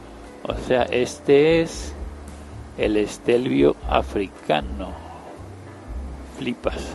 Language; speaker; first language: Spanish; native; Spanish